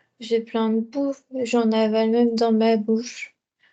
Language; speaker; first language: French; native; French